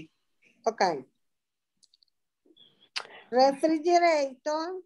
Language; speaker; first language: English; non-native, learner; Spanish